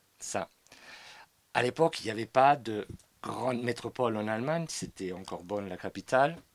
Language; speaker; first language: French; non-native, fluent; German